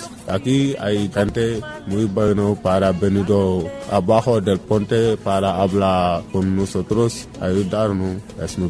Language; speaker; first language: Spanish; non-native, learner; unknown